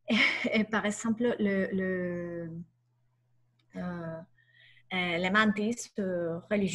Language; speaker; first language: French; non-native, learner; Spanish